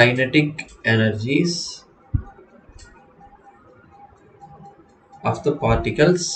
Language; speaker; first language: English; non-native, local second language; Tamil